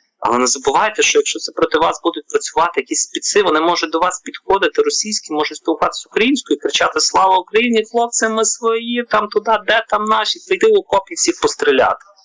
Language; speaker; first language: Ukrainian; native; Ukrainian